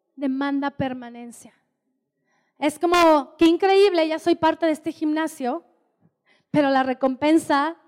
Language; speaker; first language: Spanish; native; Spanish